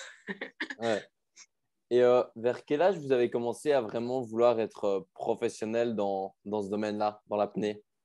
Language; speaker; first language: French; native; French